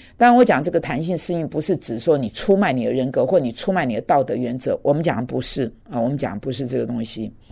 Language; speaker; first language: Chinese; native; Chinese